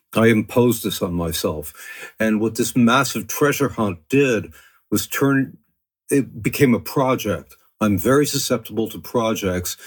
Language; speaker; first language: English; early bilingual, other home language; French